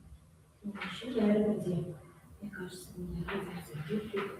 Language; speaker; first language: Russian; non-native, local second language; Kazakh